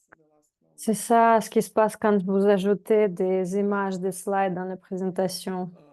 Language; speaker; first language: French; non-native, fluent; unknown